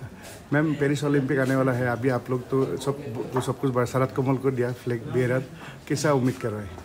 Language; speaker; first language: Hindi; non-native, local second language; Assamese